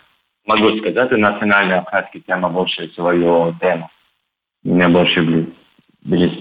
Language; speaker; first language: Russian; non-native, learner; Turkish